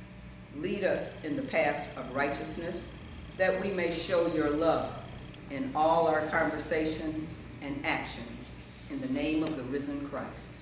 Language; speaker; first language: English; native; English